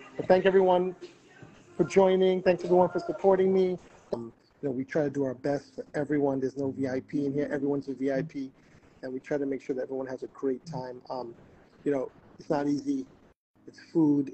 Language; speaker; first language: English; native; English